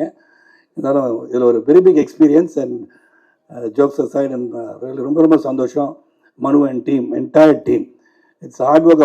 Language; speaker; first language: Tamil; native; Tamil